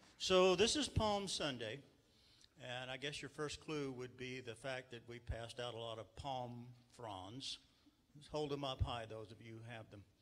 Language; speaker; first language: English; native; English